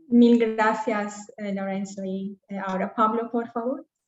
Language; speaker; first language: Spanish; non-native, fluent; English